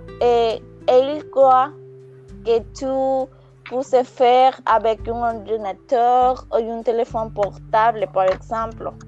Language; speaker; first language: French; non-native, learner; Spanish